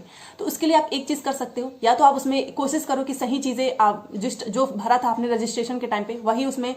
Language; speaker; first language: Hindi; native; Hindi